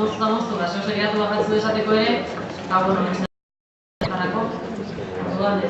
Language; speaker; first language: Basque; native; Basque